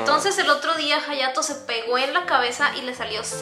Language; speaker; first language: Spanish; native; Spanish